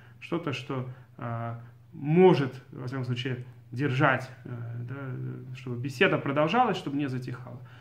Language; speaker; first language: Russian; early bilingual, other home language; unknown